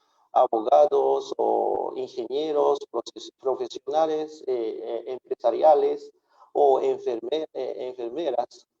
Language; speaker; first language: Spanish; non-native, fluent; Japanese